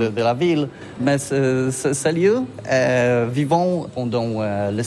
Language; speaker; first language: French; non-native, learner; Polish